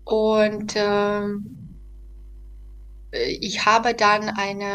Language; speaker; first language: German; non-native, fluent; Belarusian